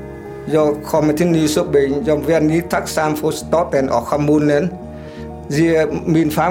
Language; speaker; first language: Swedish; non-native, learner; Vietnamese